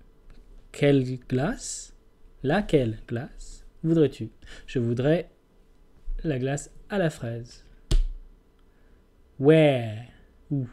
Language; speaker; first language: French; non-native, fluent; English